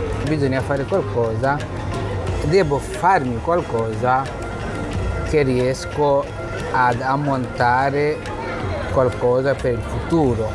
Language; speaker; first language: Italian; non-native, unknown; Bangla